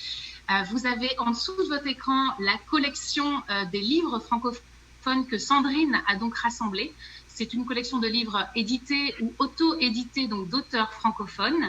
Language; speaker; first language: French; native; French